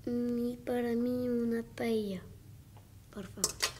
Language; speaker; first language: Spanish; non-native, learner; French